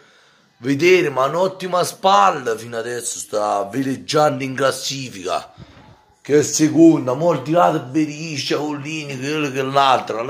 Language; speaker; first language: Italian; native; Italian